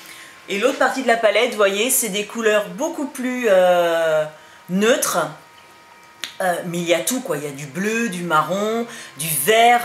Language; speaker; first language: French; native; French